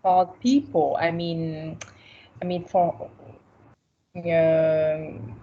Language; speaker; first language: English; non-native, learner; Vietnamese